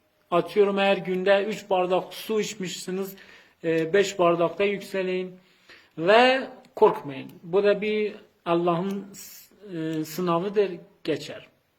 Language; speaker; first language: Turkish; non-native, fluent; Azerbaijani